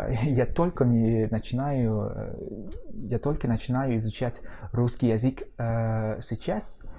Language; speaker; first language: Russian; non-native, learner; Mongolian